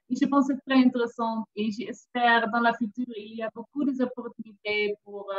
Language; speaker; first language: French; non-native, learner; Dutch